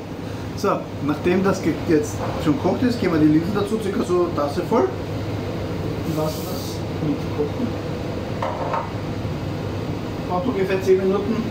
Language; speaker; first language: German; native; German